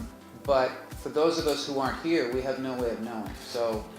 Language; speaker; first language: English; native; English